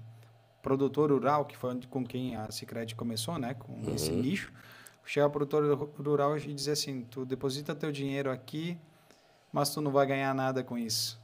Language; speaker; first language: Portuguese; native; Portuguese